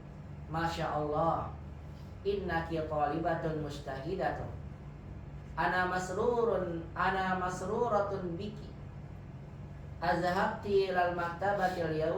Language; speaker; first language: Arabic; non-native, fluent; Indonesian